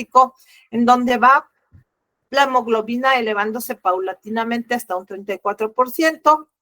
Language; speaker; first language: Spanish; native; Spanish